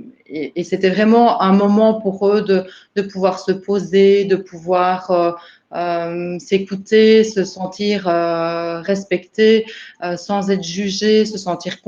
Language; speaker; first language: French; native; French